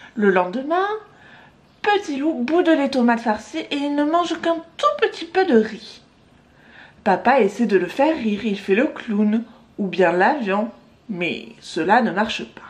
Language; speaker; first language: French; native; French